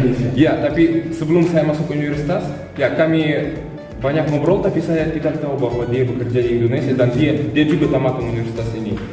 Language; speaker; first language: Indonesian; non-native, fluent; Russian